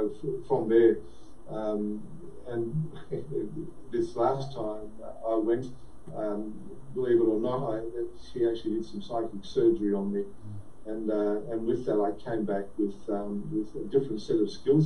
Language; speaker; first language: English; native; English